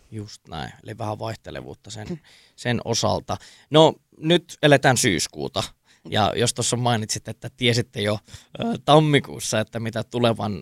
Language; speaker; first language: Finnish; native; Finnish